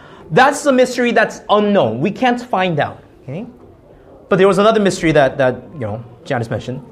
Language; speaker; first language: English; early bilingual, other home language; Korean